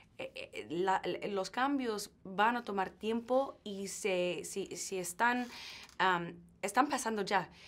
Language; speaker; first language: Spanish; non-native, learner; English